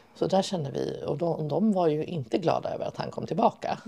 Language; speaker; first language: Swedish; early bilingual, other home language; Persian